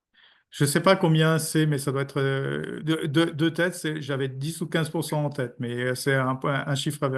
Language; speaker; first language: French; native; French